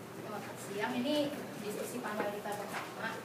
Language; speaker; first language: Indonesian; native; Indonesian